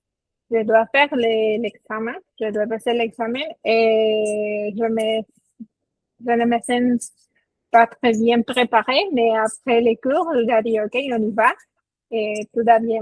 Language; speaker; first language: French; non-native, fluent; Spanish